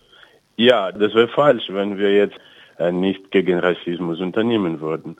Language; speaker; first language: German; non-native, fluent; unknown